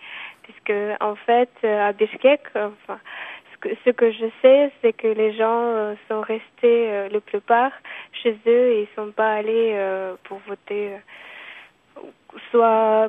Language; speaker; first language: French; non-native, fluent; Kyrgyz